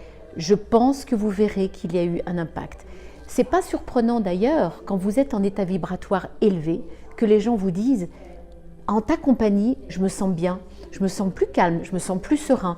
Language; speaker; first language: French; native; French